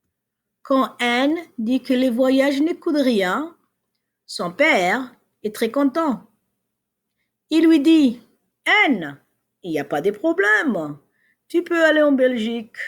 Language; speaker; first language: French; non-native, fluent; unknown